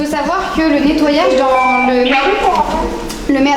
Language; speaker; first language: French; native; French